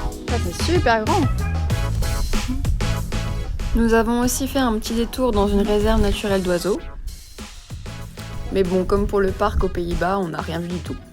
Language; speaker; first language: French; native; French